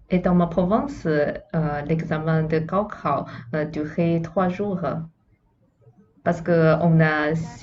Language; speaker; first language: French; non-native, fluent; Chinese